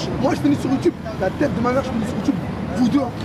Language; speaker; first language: French; native; French